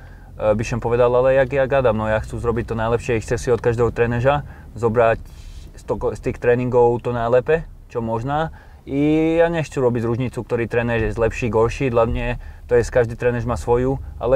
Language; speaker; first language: Polish; non-native, learner; Slovak